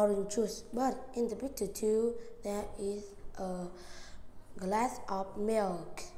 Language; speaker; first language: English; non-native, learner; Vietnamese